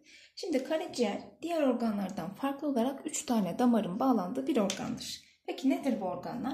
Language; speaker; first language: Turkish; native; Turkish